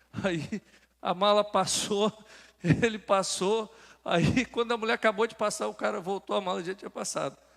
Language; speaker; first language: Portuguese; native; Portuguese